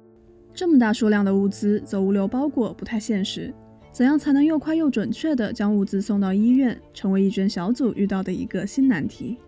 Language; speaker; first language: Chinese; native; Chinese